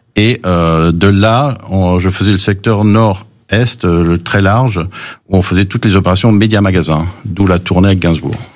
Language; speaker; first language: French; early bilingual, other home language; English